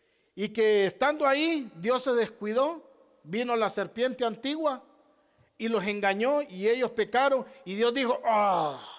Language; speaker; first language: Spanish; native; Spanish